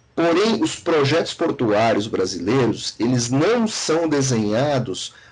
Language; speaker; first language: Portuguese; native; Portuguese